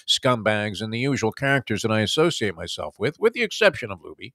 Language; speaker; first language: English; native; English